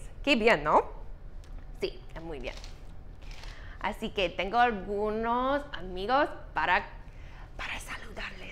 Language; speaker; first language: Spanish; non-native, fluent; English